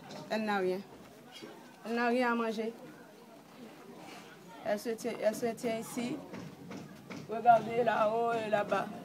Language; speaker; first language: French; non-native, local second language; Haitian Creole